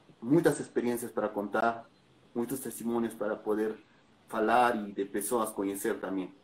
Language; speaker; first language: Portuguese; non-native, learner; Spanish